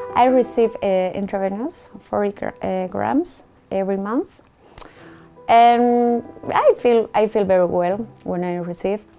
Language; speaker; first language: English; non-native, learner; Spanish